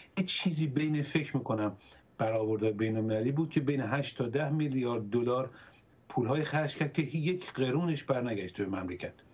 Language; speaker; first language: Persian; native; Persian